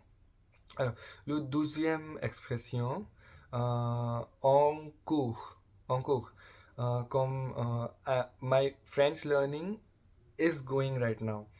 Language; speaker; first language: French; non-native, learner; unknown